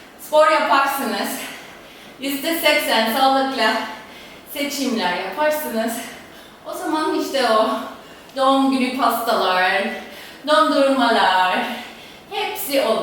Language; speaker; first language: Turkish; non-native, fluent; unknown